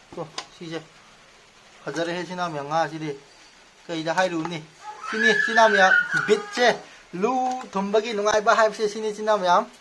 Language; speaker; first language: Manipuri; native; Manipuri